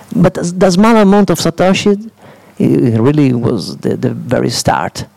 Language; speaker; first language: English; non-native, fluent; Italian